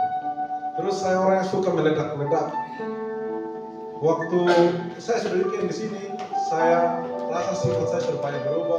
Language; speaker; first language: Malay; non-native, local second language; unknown